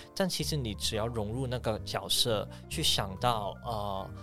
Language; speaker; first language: Chinese; non-native, fluent; Cantonese